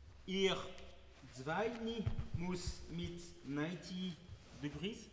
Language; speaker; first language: German; non-native, learner; French